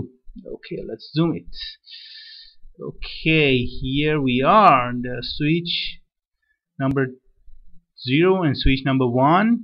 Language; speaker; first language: English; non-native, fluent; Persian